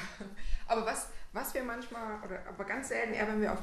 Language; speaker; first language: German; native; German